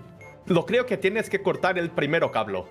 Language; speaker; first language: Spanish; non-native, learner; Portuguese